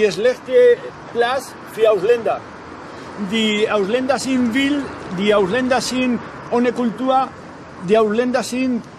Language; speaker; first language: German; non-native, learner; Spanish